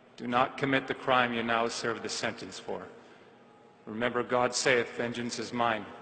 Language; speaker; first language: English; native; English